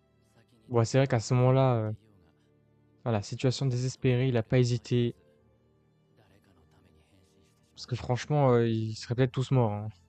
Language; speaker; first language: French; native; French